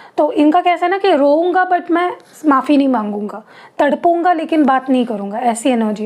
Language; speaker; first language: Hindi; non-native, local second language; Marathi